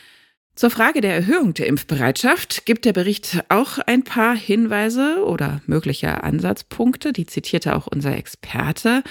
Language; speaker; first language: German; native; German